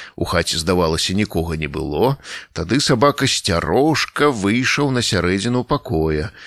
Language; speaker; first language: Belarusian; native; Belarusian